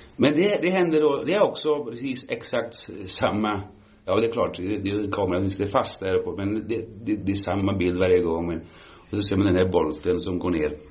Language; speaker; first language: Swedish; early bilingual, heritage; Swedish